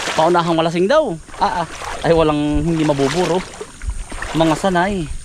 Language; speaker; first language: Filipino; native; Filipino